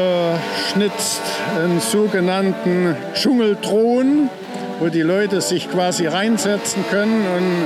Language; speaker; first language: German; native; German